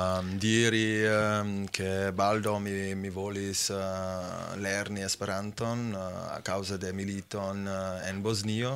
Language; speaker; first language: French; non-native, fluent; Bosnian